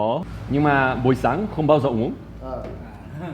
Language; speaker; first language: Vietnamese; non-native, learner; Polish